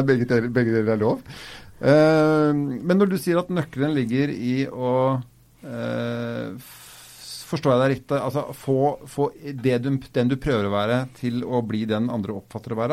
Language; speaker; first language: Norwegian; native; Norwegian